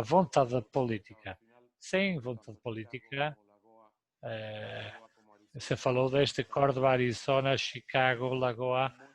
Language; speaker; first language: Portuguese; non-native, fluent; Spanish